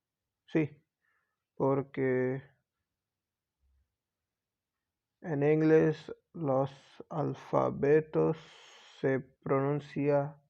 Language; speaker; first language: Spanish; non-native, learner; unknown